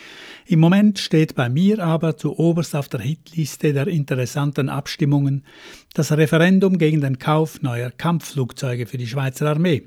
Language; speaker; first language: German; native; German